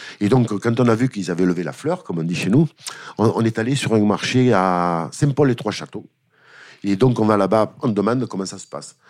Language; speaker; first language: French; native; French